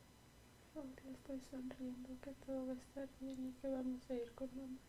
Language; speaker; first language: Spanish; native; Spanish